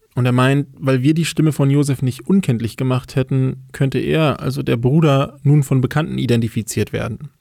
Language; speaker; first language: German; native; German